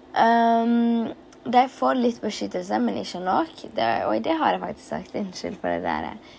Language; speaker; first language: Norwegian; early bilingual, other home language; Tigrinya